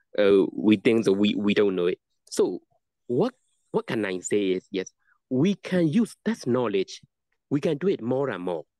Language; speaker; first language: English; non-native, learner; Burmese